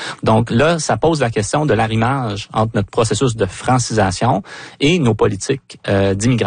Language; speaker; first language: French; native; French